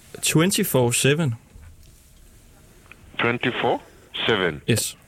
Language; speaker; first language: English; non-native, learner; Danish